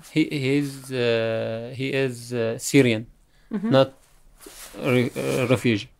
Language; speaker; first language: English; non-native, learner; Arabic